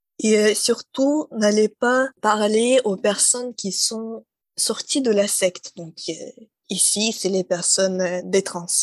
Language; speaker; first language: French; non-native, fluent; Russian